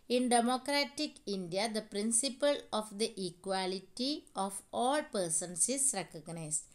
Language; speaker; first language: English; non-native, local second language; Malayalam